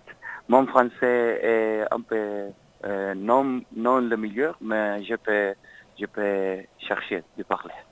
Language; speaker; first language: French; non-native, learner; Spanish